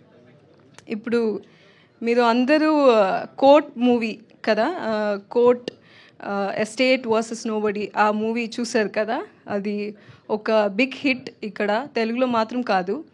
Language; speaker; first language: Telugu; non-native, learner; Tamil